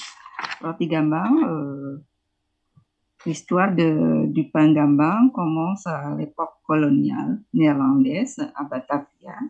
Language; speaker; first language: French; non-native, fluent; Indonesian